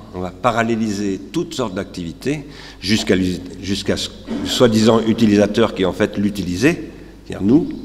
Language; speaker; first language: French; native; French